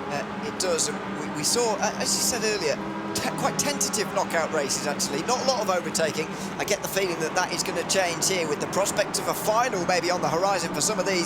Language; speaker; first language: English; native; English